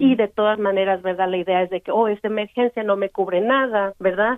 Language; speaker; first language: Spanish; native; Spanish